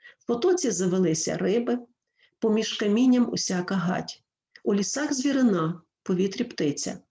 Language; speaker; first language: Ukrainian; native; Ukrainian